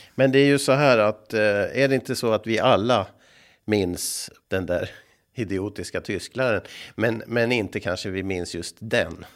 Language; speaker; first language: Swedish; native; Swedish